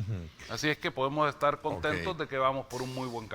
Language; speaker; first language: Spanish; native; Spanish